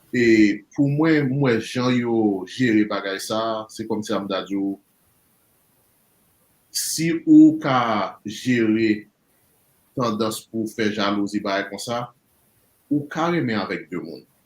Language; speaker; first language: Haitian Creole; early bilingual, heritage; Haitian Creole